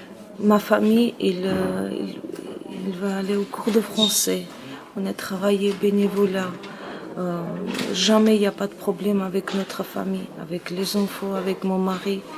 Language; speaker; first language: French; non-native, learner; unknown